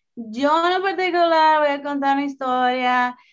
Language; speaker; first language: Spanish; native; Spanish